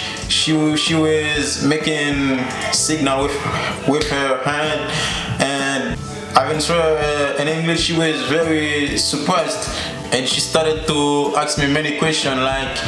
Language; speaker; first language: English; non-native, learner; Haitian Creole